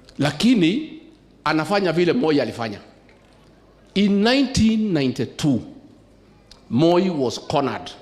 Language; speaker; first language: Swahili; non-native, local second language; Kikuyu